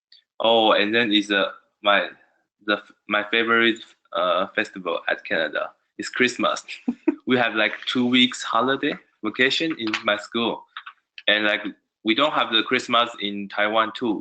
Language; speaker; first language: English; non-native, learner; Chinese